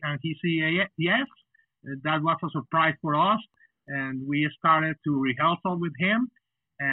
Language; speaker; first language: English; non-native, fluent; Spanish